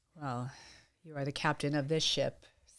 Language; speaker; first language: English; native; English